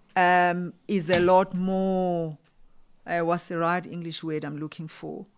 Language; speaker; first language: English; non-native, local second language; Xhosa